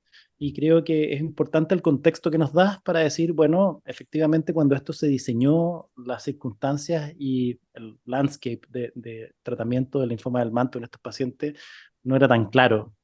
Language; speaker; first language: Spanish; native; Spanish